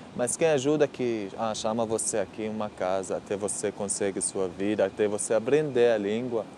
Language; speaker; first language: Portuguese; non-native, learner; Arabic